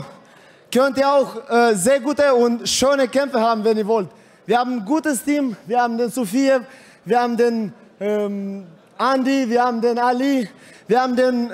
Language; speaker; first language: German; non-native, fluent; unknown